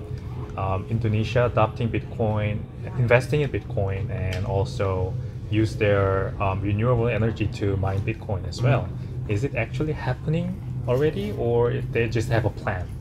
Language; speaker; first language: English; non-native, fluent; Korean